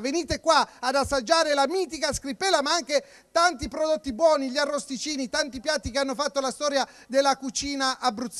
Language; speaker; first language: Italian; native; Italian